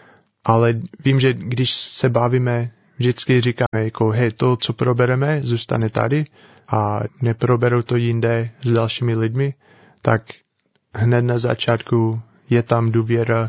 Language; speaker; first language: Czech; non-native, fluent; English